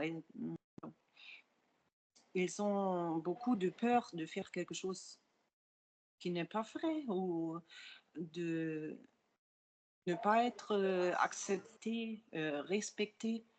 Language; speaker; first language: French; non-native, fluent; German